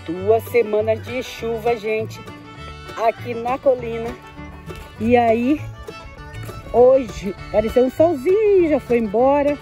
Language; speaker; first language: Portuguese; native; Portuguese